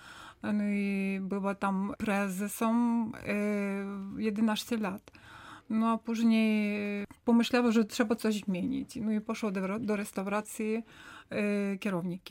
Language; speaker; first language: Polish; non-native, learner; Ukrainian